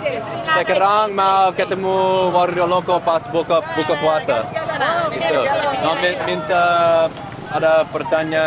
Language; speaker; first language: Indonesian; non-native, learner; English